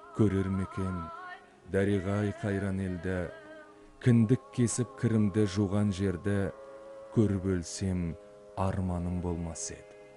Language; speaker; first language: Kazakh; native; Kazakh